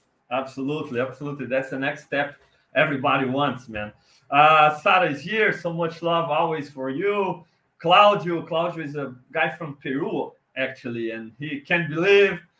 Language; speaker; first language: English; non-native, fluent; Portuguese